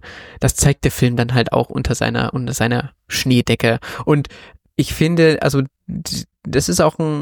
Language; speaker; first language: German; native; German